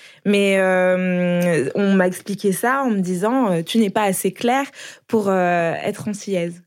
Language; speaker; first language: French; native; French